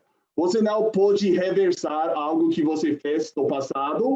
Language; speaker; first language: Portuguese; non-native, fluent; English